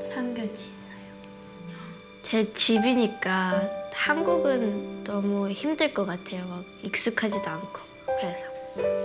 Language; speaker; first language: Korean; early bilingual, heritage; Korean